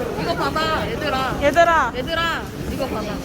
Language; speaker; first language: Korean; native; Korean